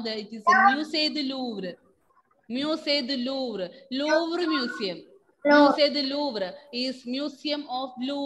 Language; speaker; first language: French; non-native, fluent; Malayalam